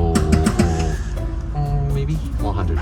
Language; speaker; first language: English; non-native, learner; Japanese